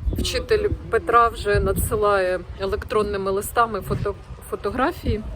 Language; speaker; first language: Ukrainian; non-native, local second language; Russian